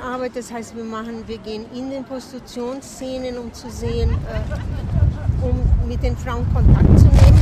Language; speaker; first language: German; non-native, fluent; Portuguese